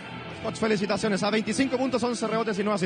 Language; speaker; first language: Spanish; native; Spanish